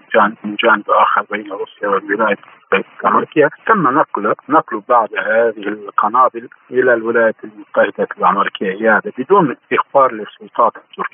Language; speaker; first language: Arabic; non-native, fluent; Turkish